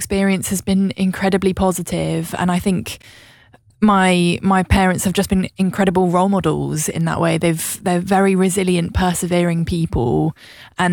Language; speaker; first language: English; native; English